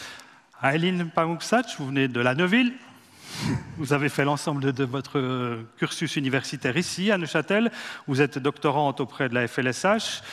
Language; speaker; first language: French; native; French